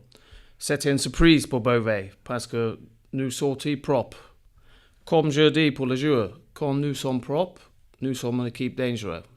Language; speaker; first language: French; non-native, learner; English